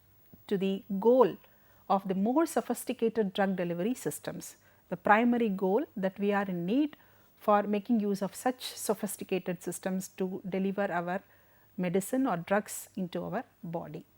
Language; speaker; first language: English; non-native, local second language; Tamil